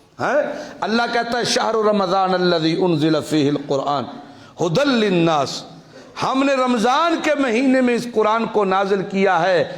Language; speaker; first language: Urdu; non-native, local second language; Punjabi